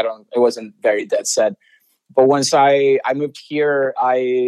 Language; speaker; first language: English; non-native, fluent; Spanish